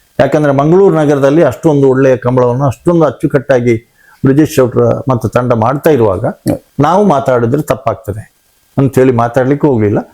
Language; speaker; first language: Kannada; non-native, local second language; Tulu